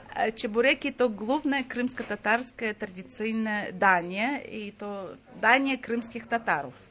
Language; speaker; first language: Polish; non-native, fluent; Crimean Tatar